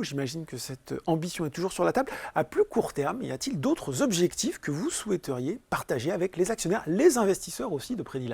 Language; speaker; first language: French; native; French